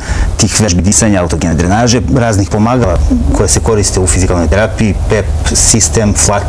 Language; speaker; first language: Serbian; native; Serbian